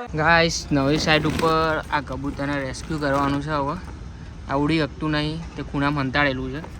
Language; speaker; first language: Gujarati; native; Gujarati